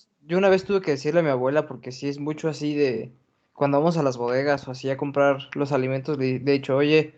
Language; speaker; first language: Spanish; native; Spanish